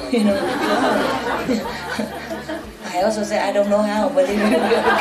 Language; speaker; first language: English; non-native, fluent; Vietnamese